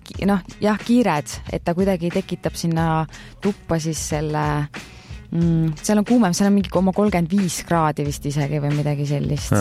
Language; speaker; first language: Estonian; native; Estonian